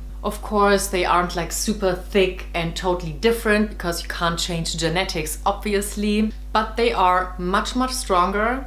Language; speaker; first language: English; non-native, fluent; German